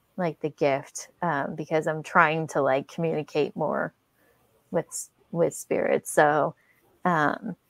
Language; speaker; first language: English; native; English